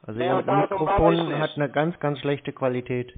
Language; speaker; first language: German; native; German